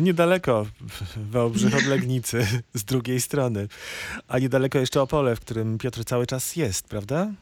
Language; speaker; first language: Polish; native; Polish